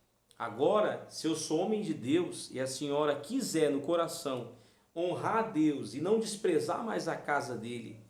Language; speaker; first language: Portuguese; native; Portuguese